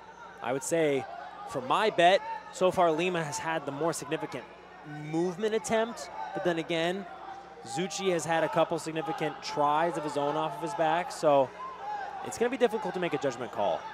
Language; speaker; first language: English; native; English